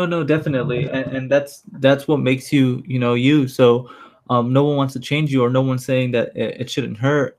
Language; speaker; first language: English; native; English